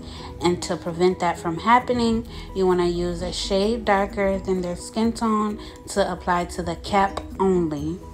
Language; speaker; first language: English; native; English